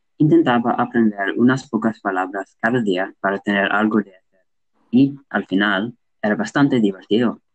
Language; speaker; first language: Spanish; non-native, learner; English